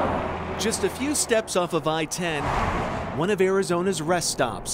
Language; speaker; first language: English; native; English